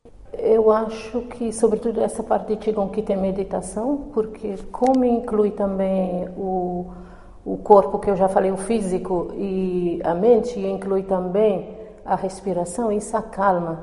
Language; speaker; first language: Portuguese; non-native, local second language; Kabuverdianu